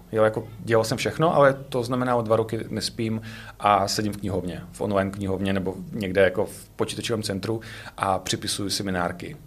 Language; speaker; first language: Czech; non-native, fluent; Russian